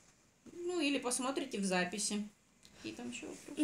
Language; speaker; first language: Russian; native; Russian